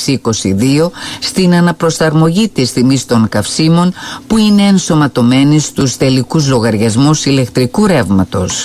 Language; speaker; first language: Greek; native; Greek